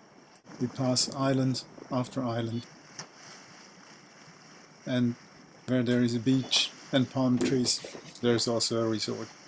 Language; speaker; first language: English; non-native, fluent; German